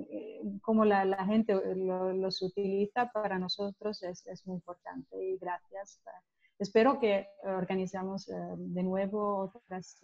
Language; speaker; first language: Spanish; non-native, learner; Italian